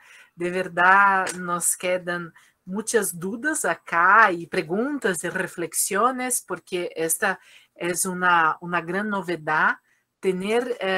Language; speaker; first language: Spanish; non-native, fluent; Portuguese